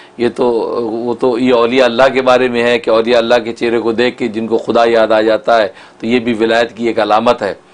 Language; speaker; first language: Urdu; native; Urdu